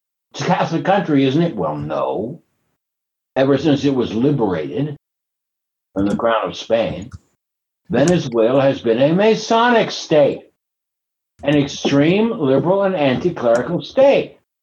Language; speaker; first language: English; native; English